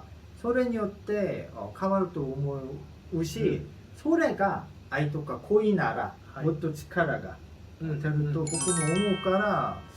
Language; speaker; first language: Japanese; non-native, learner; Korean